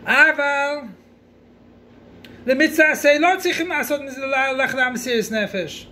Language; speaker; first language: Hebrew; non-native, fluent; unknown